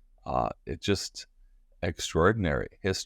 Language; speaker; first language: English; native; English